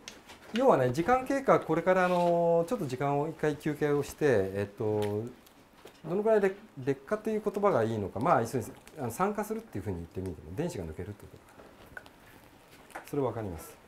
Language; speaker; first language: Japanese; native; Japanese